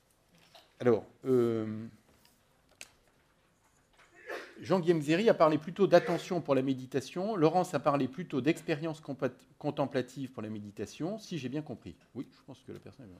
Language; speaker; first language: French; native; French